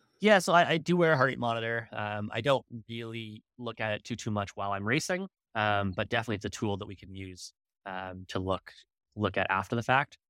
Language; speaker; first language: English; native; English